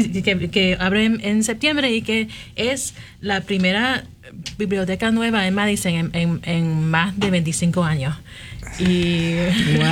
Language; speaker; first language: Spanish; early bilingual, heritage; Spanish